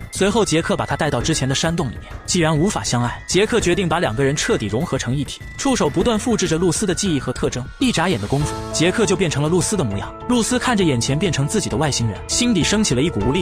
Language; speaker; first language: Chinese; native; Chinese